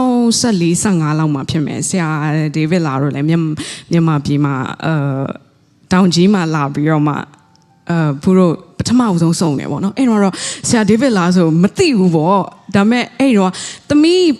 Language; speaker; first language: Burmese; non-native, local second language; Tedim Chin